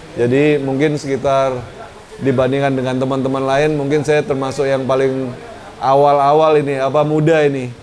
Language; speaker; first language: Indonesian; native; Indonesian